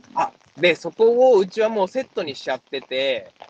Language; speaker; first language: Japanese; native; Japanese